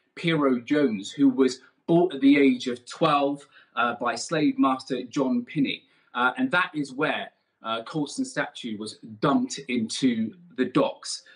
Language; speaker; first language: English; native; English